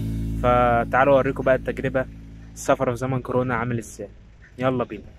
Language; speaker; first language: Arabic; native; Arabic